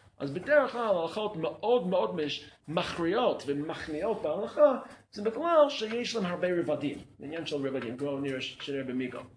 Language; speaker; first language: Hebrew; non-native, fluent; English